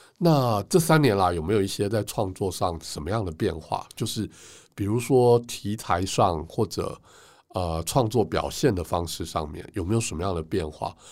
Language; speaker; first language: Chinese; native; Chinese